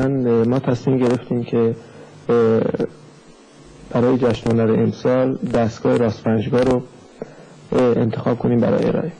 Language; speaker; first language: Persian; native; Persian